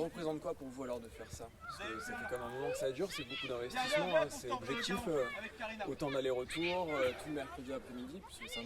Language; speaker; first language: French; native; French